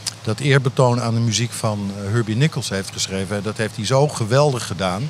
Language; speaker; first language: Dutch; native; Dutch